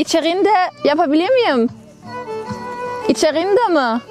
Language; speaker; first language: Turkish; non-native, learner; German